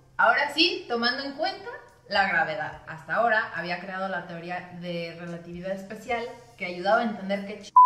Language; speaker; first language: Spanish; early bilingual, other home language; English